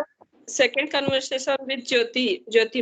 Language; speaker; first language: English; non-native, learner; Hindi